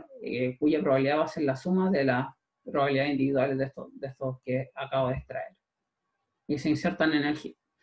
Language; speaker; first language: Spanish; native; Spanish